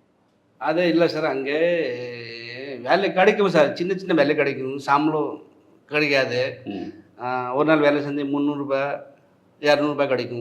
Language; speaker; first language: Tamil; non-native, learner; Hindi